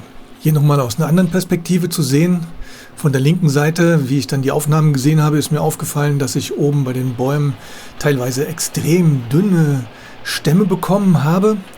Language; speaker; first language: German; native; German